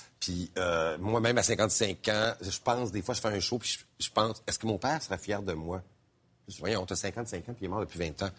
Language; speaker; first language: French; native; French